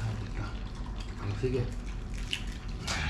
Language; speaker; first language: Korean; native; Korean